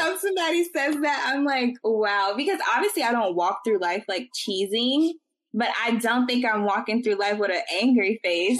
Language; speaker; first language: English; native; English